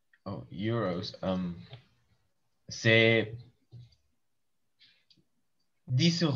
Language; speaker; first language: French; non-native, learner; English